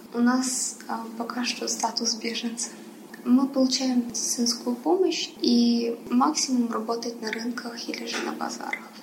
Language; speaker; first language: Russian; early bilingual, other home language; Persian